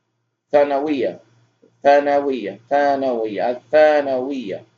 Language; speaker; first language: Arabic; non-native, fluent; English